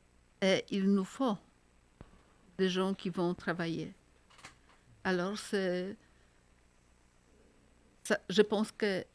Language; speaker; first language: French; non-native, fluent; Polish